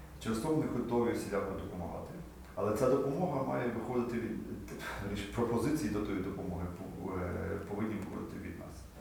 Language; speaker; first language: Ukrainian; native; Ukrainian